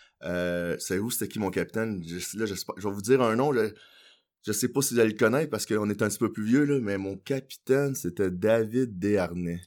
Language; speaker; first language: French; early bilingual, other home language; Haitian Creole